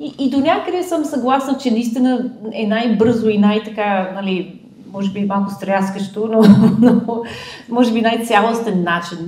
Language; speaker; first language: Bulgarian; non-native, fluent; English